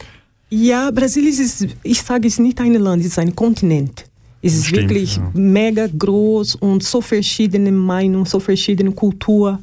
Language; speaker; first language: German; non-native, learner; Portuguese